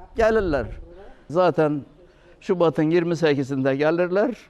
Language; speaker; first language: Turkish; native; Turkish